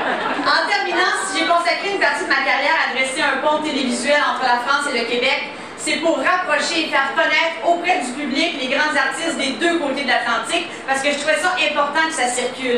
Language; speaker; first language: French; native; French